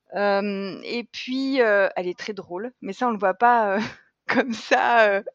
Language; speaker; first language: French; native; French